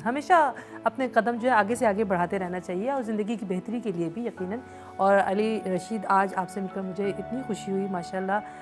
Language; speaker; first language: Urdu; native; Urdu